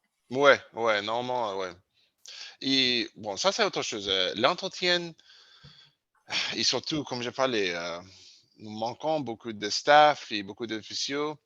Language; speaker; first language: French; non-native, learner; English